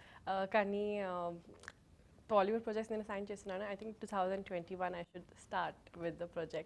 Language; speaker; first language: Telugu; non-native, local second language; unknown